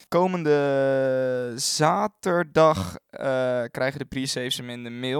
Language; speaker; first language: Dutch; native; Dutch